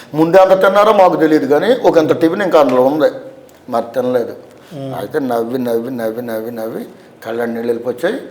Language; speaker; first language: Telugu; native; Telugu